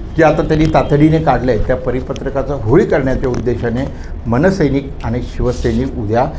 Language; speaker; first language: Marathi; native; Marathi